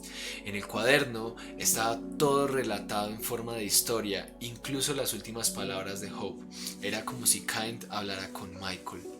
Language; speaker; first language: Spanish; native; Spanish